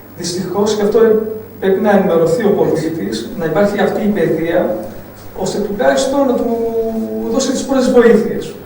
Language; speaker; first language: Greek; early bilingual, other home language; Arabic